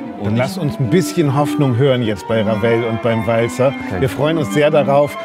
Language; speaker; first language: German; native; German